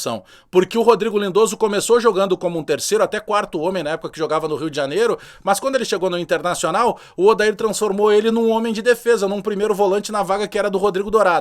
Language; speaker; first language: Portuguese; native; Portuguese